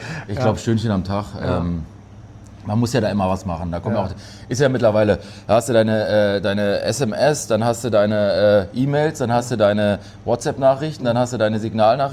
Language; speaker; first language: German; native; German